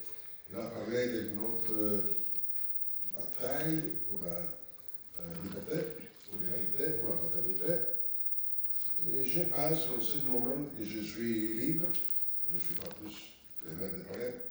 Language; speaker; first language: French; non-native, learner; Italian